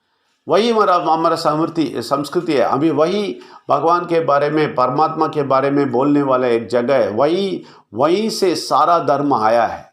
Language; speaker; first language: Hindi; non-native, local second language; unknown